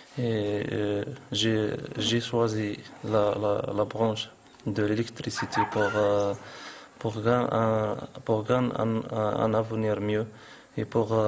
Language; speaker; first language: French; non-native, learner; Arabic